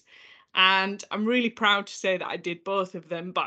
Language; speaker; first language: English; native; English